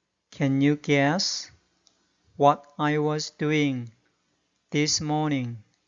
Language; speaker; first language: English; non-native, fluent; Korean